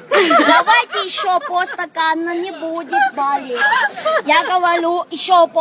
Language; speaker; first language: Russian; non-native, learner; Thai